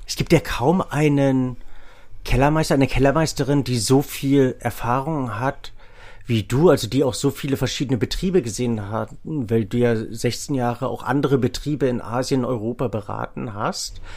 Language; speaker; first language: German; native; German